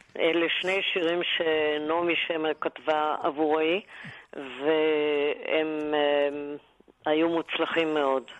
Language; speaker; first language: Hebrew; early bilingual, other home language; German